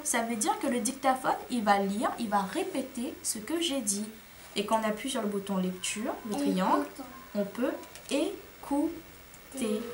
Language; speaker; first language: French; native; French